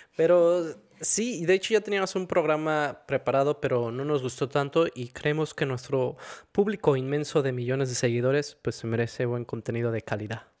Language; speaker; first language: Spanish; native; Spanish